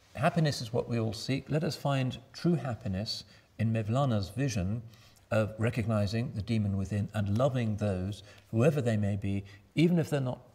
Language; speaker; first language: English; native; English